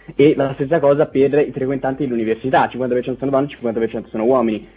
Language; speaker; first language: Italian; native; Italian